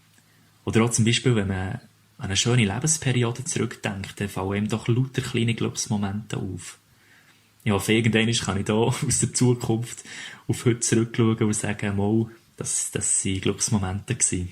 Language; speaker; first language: German; native; German